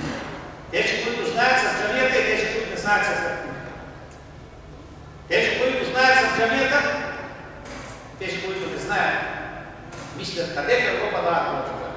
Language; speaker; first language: Bulgarian; non-native, local second language; Turkish